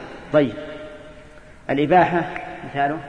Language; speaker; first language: Arabic; native; Arabic